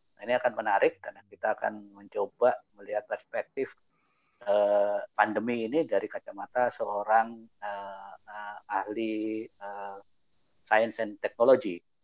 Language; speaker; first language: Indonesian; native; Indonesian